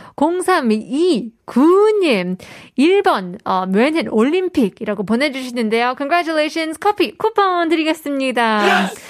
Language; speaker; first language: Korean; native; Korean